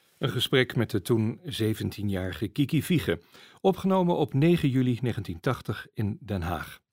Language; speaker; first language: Dutch; native; Dutch